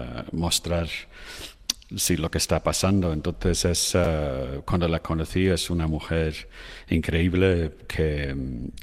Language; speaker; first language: Spanish; non-native, fluent; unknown